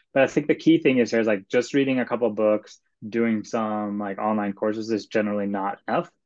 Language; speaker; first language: English; non-native, fluent; Swedish